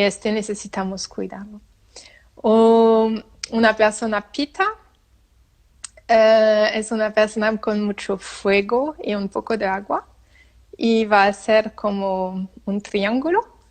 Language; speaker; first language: Spanish; non-native, learner; French